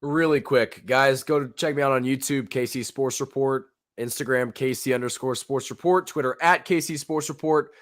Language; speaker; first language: English; native; English